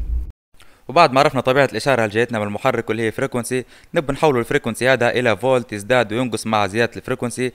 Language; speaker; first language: Arabic; native; Arabic